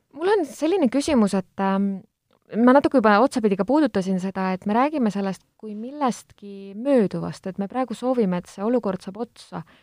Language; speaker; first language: Estonian; native; Estonian